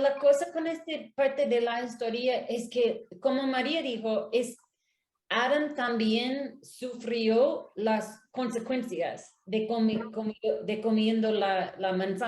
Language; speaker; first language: Spanish; non-native, learner; English